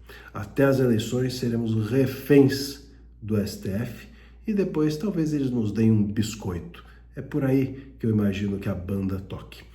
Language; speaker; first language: Portuguese; native; Portuguese